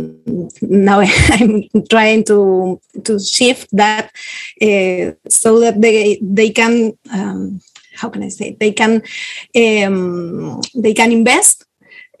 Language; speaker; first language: English; non-native, learner; Spanish